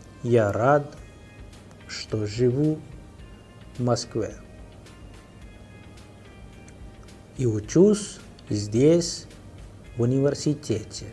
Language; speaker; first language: Russian; non-native, fluent; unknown